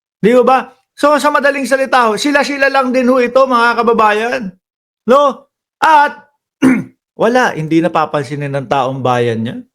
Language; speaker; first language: Filipino; native; Filipino